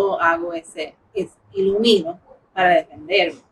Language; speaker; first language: Spanish; early bilingual, heritage; English